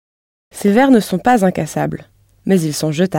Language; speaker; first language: French; non-native, learner; English